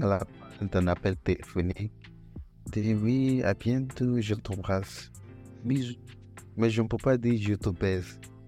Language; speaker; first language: French; non-native, fluent; Yoruba